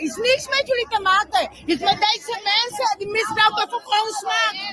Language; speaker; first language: Dutch; non-native, learner; Spanish